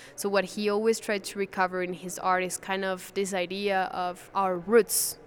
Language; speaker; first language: English; non-native, fluent; Spanish